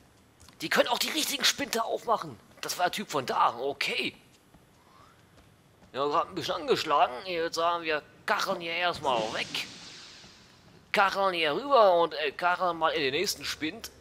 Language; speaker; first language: German; native; German